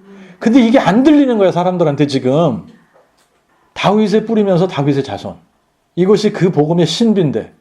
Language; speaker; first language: Korean; native; Korean